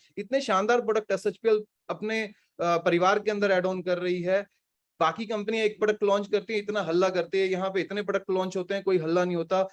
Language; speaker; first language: Hindi; native; Hindi